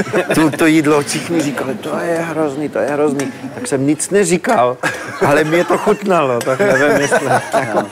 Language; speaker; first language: Czech; non-native, fluent; French